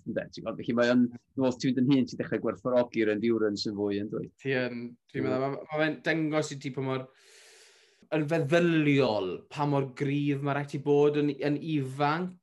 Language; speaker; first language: Welsh; native; Welsh